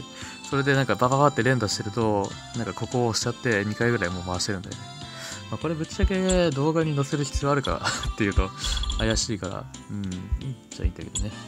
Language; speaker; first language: Japanese; native; Japanese